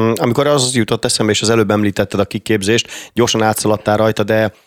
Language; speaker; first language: Hungarian; native; Hungarian